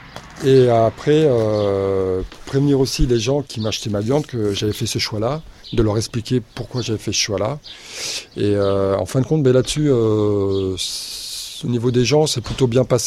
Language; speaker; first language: French; native; French